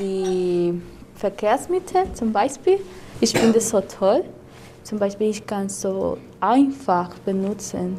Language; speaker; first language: German; non-native, learner; Spanish